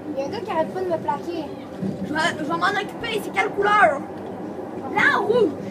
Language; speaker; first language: French; native; French